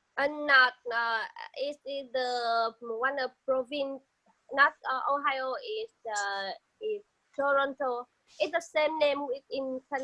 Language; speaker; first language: English; non-native, learner; Vietnamese